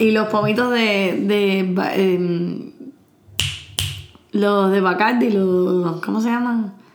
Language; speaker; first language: Spanish; early bilingual, other home language; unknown